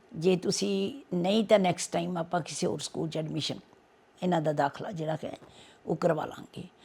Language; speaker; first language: Punjabi; native; Punjabi